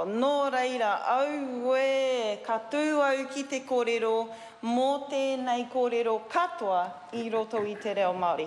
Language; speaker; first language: Māori; non-native, learner; English